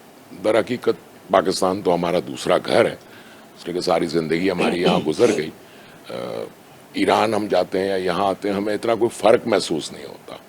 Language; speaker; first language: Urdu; early bilingual, other home language; Persian